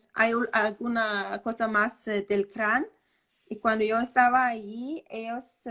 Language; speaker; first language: Spanish; non-native, fluent; Danish